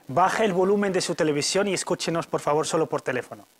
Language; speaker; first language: Spanish; native; Spanish